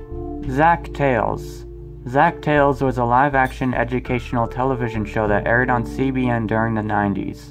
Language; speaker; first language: English; native; English